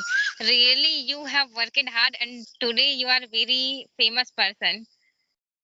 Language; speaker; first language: English; non-native, learner; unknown